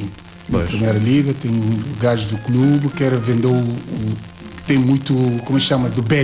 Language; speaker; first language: Portuguese; non-native, learner; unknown